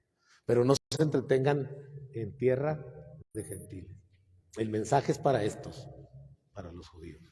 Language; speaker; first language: Spanish; native; Spanish